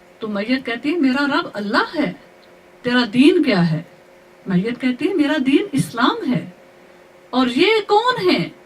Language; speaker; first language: Urdu; native; Urdu